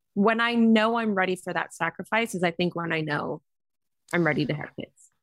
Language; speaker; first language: English; native; English